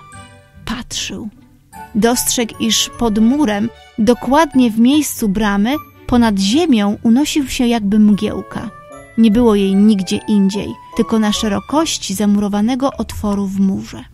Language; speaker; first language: Polish; native; Polish